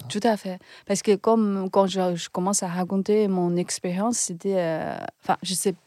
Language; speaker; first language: French; non-native, fluent; Chinese